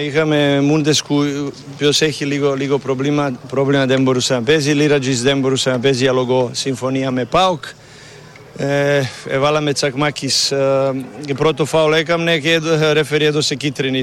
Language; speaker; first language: Greek; non-native, learner; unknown